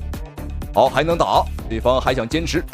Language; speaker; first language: Chinese; native; Chinese